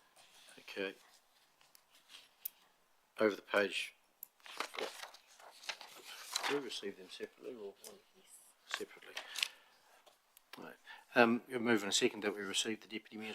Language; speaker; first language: English; native; English